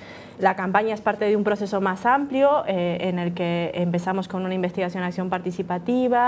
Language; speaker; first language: Spanish; native; Spanish